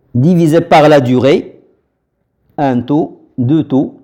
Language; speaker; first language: French; non-native, local second language; Arabic